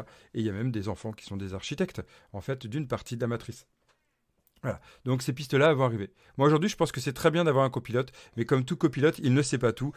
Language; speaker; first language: French; native; French